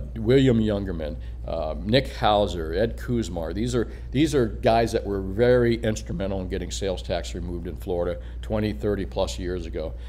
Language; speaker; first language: English; native; English